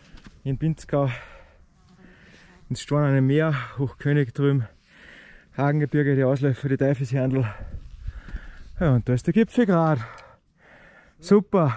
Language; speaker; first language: German; native; German